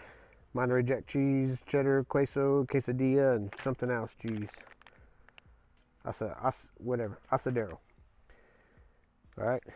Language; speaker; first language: English; native; English